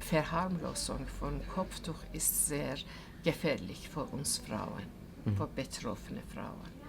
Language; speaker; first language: German; non-native, fluent; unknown